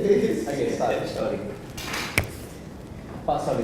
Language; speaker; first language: English; non-native, learner; Indonesian